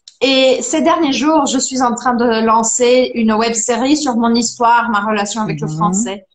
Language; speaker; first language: French; non-native, fluent; Portuguese